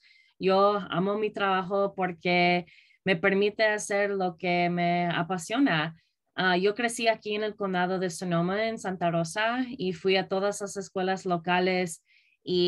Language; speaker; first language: Spanish; early bilingual, other home language; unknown